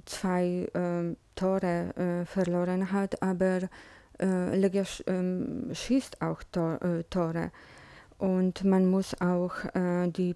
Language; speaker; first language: German; non-native, fluent; Polish